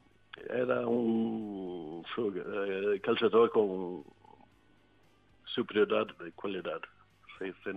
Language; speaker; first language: Italian; non-native, learner; Swedish